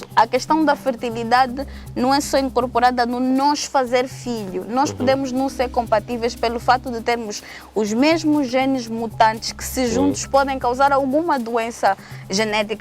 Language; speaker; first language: Portuguese; native; Portuguese